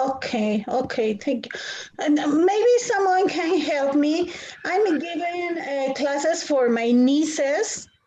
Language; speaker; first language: English; non-native, fluent; Spanish